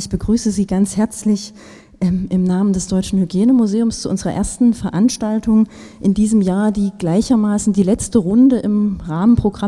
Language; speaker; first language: German; native; German